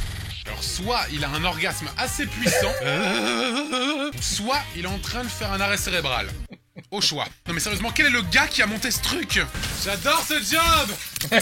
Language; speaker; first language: French; native; French